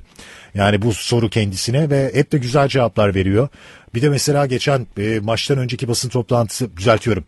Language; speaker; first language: Turkish; native; Turkish